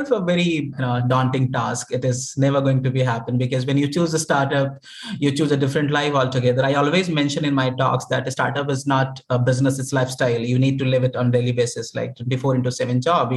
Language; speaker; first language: English; non-native, local second language; Hindi